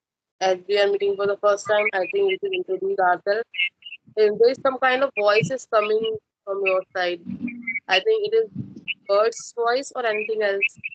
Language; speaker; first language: English; non-native, local second language; Hindi